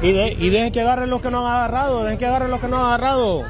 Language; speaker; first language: Spanish; native; Spanish